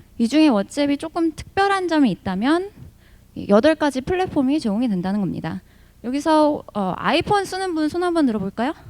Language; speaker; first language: Korean; early bilingual, heritage; Korean